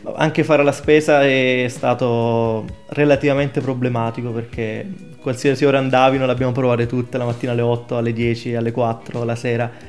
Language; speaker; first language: Italian; native; Italian